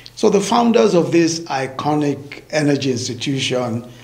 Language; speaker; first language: English; non-native, local second language; Yoruba